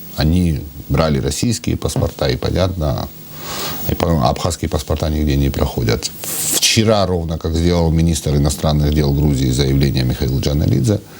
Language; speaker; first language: Russian; non-native, local second language; Georgian